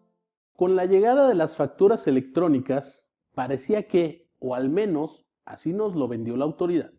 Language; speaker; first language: Spanish; native; Spanish